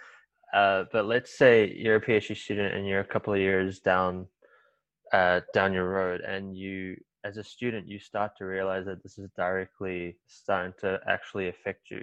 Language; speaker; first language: English; native; English